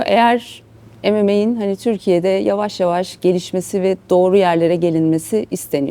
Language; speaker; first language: Turkish; native; Turkish